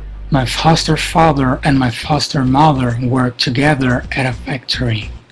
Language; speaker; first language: English; non-native, fluent; Portuguese